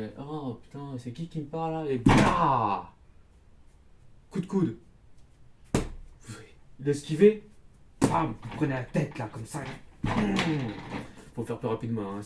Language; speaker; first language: French; native; French